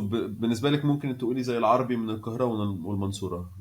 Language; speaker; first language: Arabic; native; Arabic